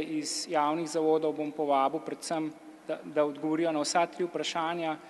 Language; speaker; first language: Slovenian; native; Slovenian